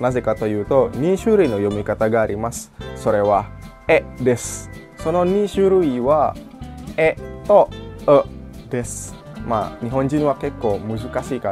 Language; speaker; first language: Japanese; non-native, fluent; Indonesian